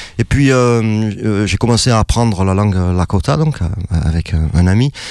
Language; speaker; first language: French; native; French